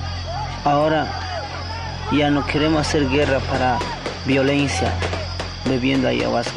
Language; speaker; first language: Spanish; non-native, local second language; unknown